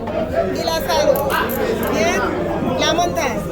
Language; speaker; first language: Spanish; non-native, learner; Haitian Creole